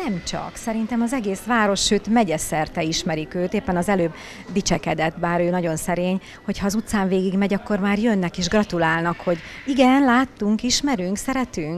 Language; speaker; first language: Hungarian; native; Hungarian